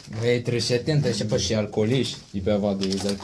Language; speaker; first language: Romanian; non-native, learner; French